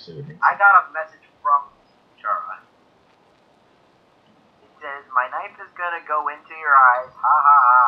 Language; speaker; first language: English; native; English